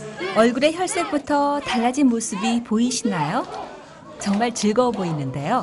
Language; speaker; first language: Korean; native; Korean